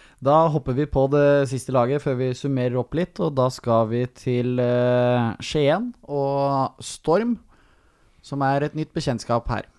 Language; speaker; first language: Norwegian; native; Norwegian